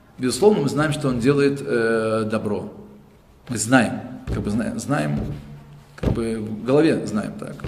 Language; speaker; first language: Russian; early bilingual, heritage; Russian